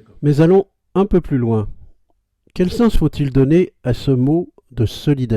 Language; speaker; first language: French; native; French